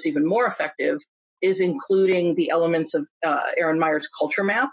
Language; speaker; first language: English; native; English